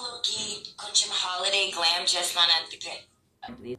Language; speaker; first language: Telugu; early bilingual, heritage; Telugu